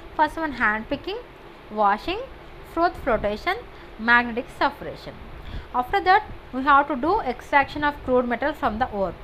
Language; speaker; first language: English; non-native, local second language; Telugu